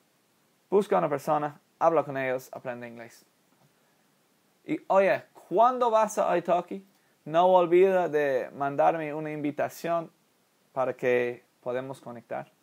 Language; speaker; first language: Spanish; non-native, fluent; English